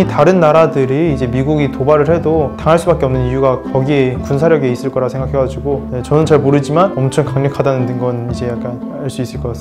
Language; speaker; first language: Korean; native; Korean